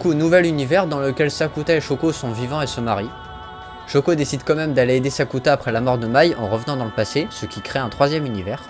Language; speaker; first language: French; native; French